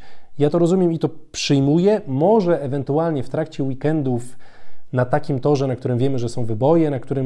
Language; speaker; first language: Polish; native; Polish